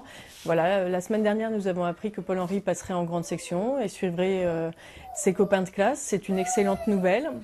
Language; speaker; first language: French; native; French